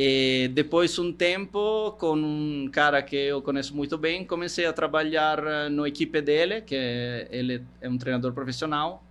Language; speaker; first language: Portuguese; non-native, fluent; Italian